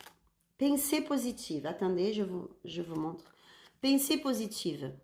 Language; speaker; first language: French; non-native, learner; Spanish